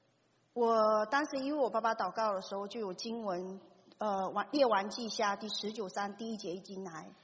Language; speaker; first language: Chinese; native; Chinese